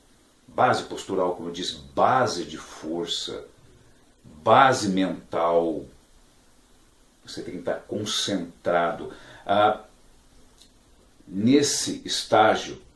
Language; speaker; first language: Portuguese; native; Portuguese